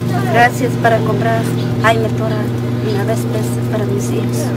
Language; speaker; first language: Spanish; non-native, local second language; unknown